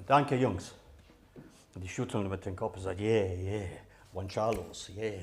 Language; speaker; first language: German; early bilingual, other home language; Italian